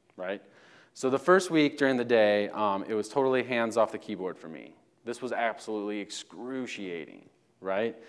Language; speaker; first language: English; native; English